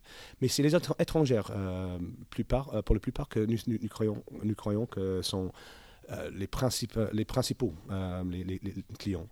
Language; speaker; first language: French; non-native, learner; English